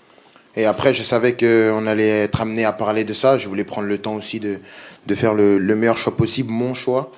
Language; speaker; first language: French; native; French